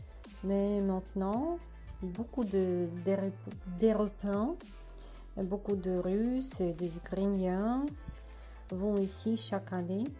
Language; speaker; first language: French; non-native, learner; Russian